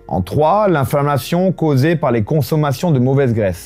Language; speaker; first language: French; native; French